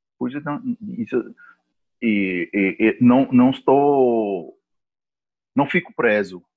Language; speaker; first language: Portuguese; non-native, fluent; English